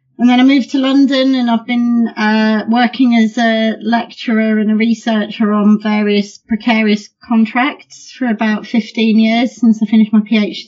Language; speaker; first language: English; native; English